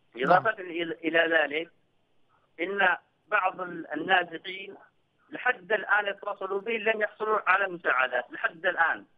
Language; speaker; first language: Arabic; native; Arabic